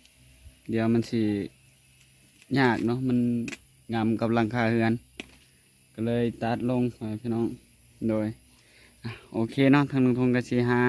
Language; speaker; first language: Thai; non-native, local second language; Lao